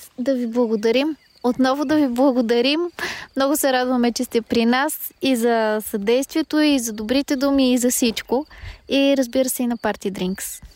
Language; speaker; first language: Bulgarian; native; Bulgarian